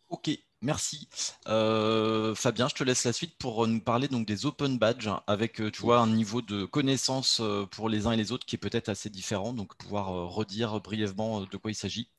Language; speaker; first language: French; native; French